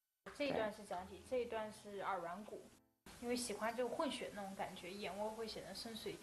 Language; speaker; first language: Chinese; native; Chinese